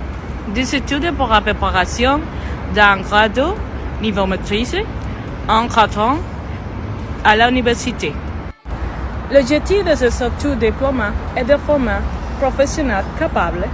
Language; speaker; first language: French; non-native, learner; Spanish